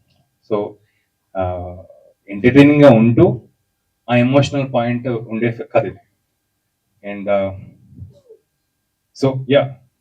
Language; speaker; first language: Telugu; native; Telugu